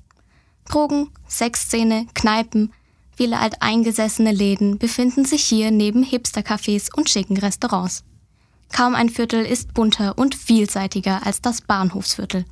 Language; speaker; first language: German; native; German